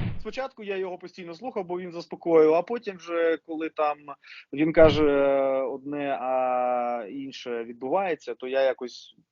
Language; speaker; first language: Ukrainian; non-native, local second language; Russian